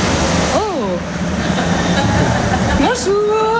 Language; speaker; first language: French; native; French